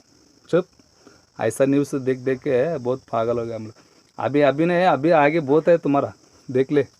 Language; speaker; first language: Hindi; non-native, local second language; Telugu